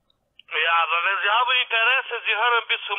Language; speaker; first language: German; non-native, learner; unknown